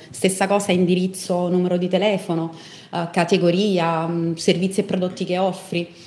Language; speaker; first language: Italian; native; Italian